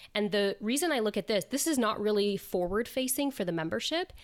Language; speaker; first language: English; native; English